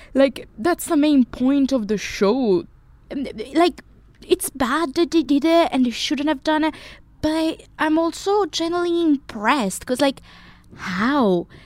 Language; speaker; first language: English; non-native, fluent; Italian